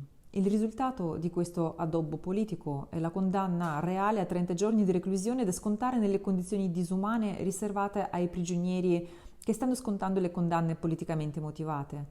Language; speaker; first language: Italian; non-native, fluent; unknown